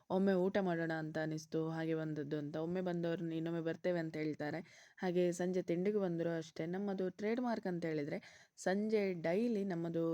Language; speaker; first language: Kannada; native; Kannada